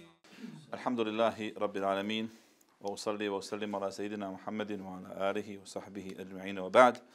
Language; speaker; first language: Arabic; non-native, fluent; Bosnian